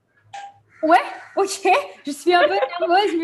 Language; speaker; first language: French; non-native, fluent; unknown